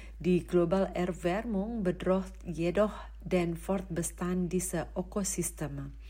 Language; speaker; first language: German; non-native, fluent; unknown